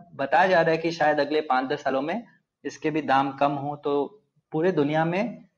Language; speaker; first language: Hindi; non-native, local second language; Telugu